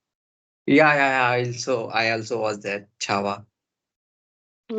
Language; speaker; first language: English; non-native, learner; Hindi